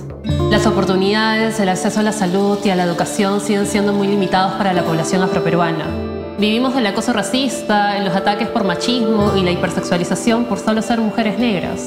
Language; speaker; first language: Spanish; native; Spanish